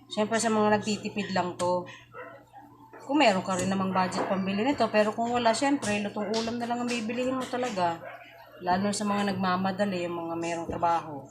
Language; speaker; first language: Filipino; non-native, local second language; Cebuano